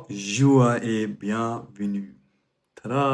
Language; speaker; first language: French; non-native, fluent; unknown